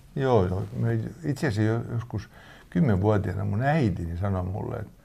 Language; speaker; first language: Finnish; native; Finnish